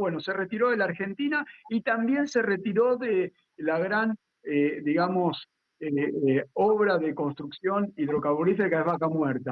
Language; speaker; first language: Spanish; native; Spanish